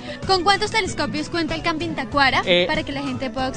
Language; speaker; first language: Spanish; native; Spanish